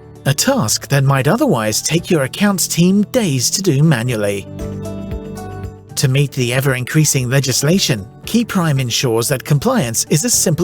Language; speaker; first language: English; native; English